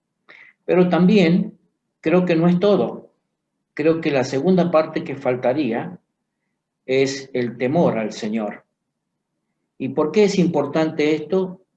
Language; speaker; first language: Spanish; native; Spanish